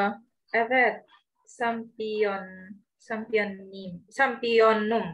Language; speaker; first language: Turkish; non-native, learner; Indonesian